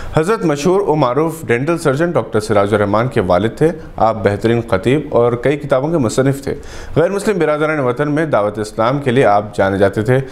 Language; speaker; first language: Urdu; native; Urdu